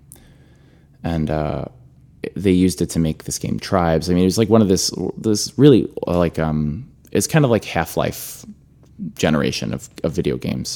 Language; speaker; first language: English; native; English